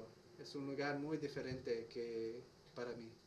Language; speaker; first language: Spanish; non-native, learner; English